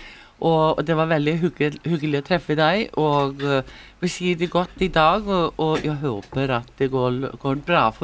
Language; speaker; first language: Norwegian; non-native, learner; Icelandic